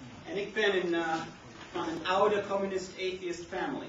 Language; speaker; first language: Dutch; non-native, learner; English